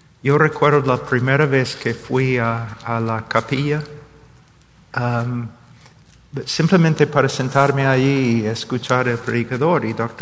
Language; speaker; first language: Spanish; non-native, fluent; English